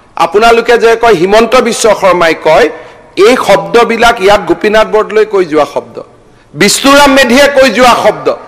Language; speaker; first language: Assamese; native; Assamese